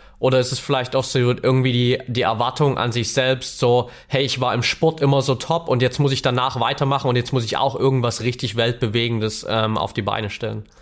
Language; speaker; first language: German; native; German